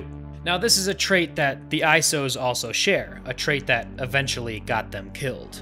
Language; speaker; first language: English; native; English